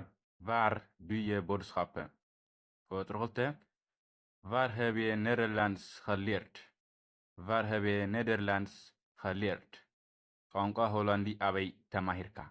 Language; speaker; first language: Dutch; non-native, learner; Tigrinya